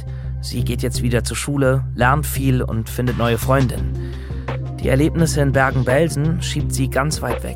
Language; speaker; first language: German; native; German